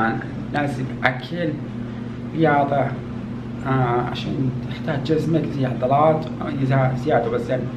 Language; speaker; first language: Arabic; non-native, learner; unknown